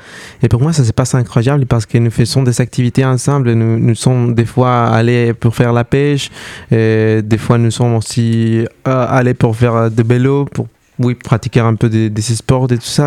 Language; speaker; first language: French; non-native, fluent; Spanish